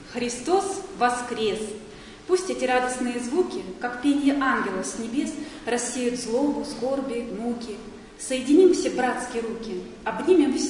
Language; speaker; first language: Russian; native; Russian